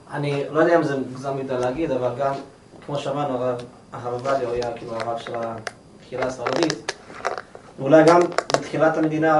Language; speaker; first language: Hebrew; non-native, fluent; English